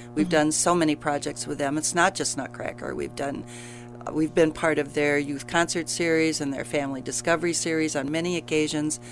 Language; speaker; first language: English; native; English